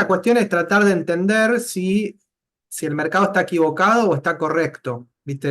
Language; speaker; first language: Spanish; native; Spanish